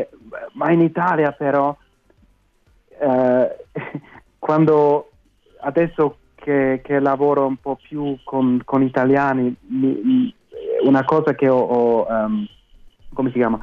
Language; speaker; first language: Italian; non-native, fluent; German